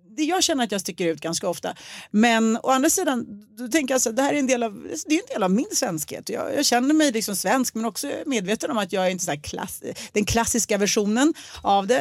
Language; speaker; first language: Swedish; early bilingual, other home language; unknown